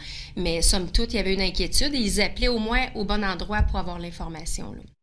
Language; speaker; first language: French; native; French